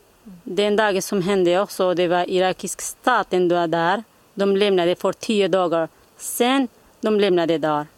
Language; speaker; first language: Swedish; non-native, learner; Kurdish